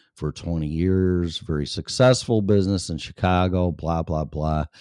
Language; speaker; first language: English; native; English